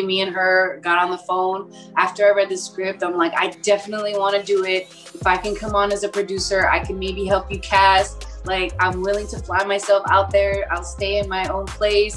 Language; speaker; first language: English; early bilingual, other home language; Spanish